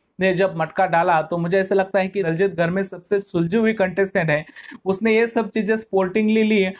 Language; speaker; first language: Hindi; non-native, local second language; Marathi